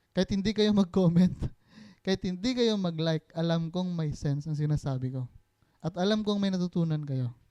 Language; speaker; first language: Filipino; non-native, local second language; Cebuano